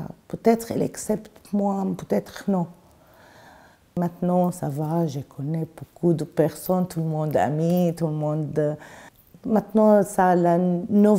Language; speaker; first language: French; non-native, learner; Arabic